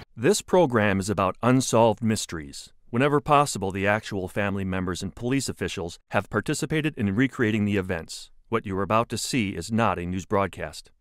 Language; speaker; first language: English; native; English